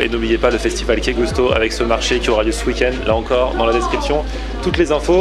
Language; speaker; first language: French; native; French